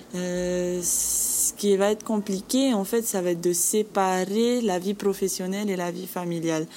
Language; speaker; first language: French; native; French